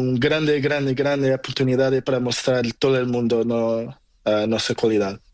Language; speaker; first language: Spanish; non-native, learner; Portuguese